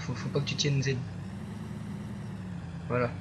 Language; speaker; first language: French; native; French